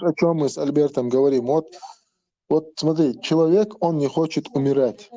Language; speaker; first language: Russian; non-native, local second language; Chechen